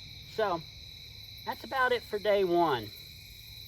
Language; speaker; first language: English; native; English